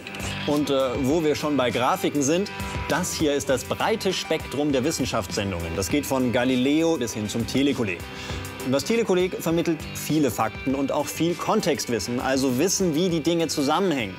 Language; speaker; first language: German; native; German